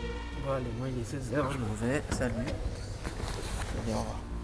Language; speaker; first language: French; native; French